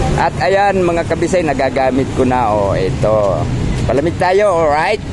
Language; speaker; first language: Filipino; non-native, local second language; Cebuano